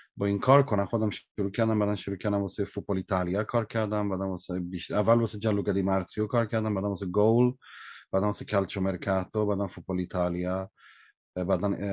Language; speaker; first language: Persian; early bilingual, heritage; Persian